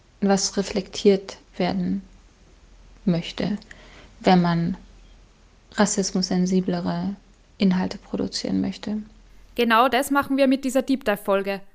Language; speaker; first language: German; native; German